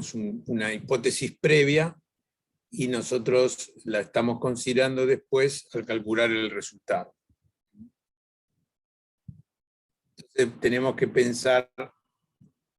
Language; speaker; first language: Spanish; native; Spanish